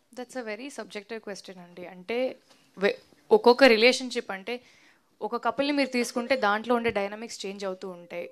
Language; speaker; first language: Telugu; native; Telugu